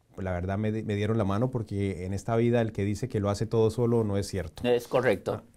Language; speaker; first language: Spanish; native; Spanish